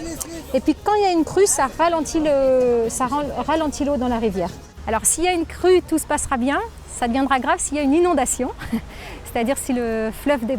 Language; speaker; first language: French; native; French